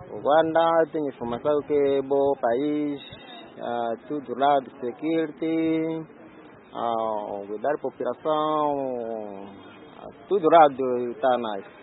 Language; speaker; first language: Portuguese; non-native, local second language; Kinyarwanda